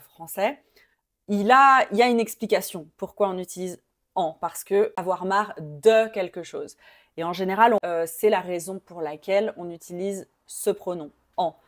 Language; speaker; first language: French; native; French